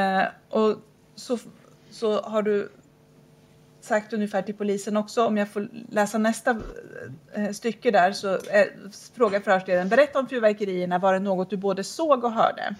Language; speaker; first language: Swedish; native; Swedish